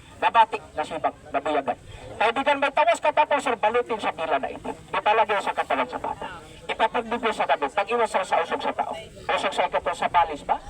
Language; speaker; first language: Filipino; non-native, local second language; Cebuano